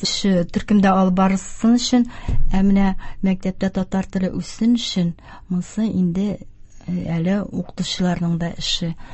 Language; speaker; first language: Tatar; native; Tatar